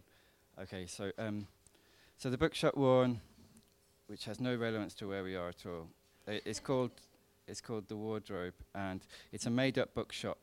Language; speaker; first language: English; native; English